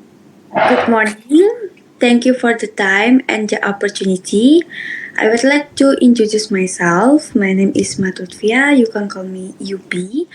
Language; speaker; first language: English; non-native, learner; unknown